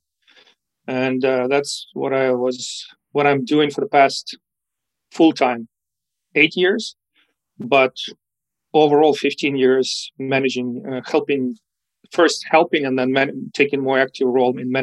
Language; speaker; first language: English; non-native, fluent; Ukrainian